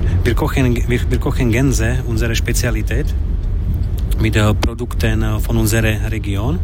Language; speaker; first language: German; non-native, learner; Slovak